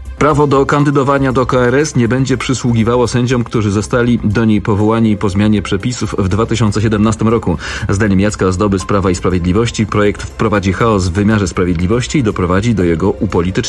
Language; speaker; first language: Polish; native; Polish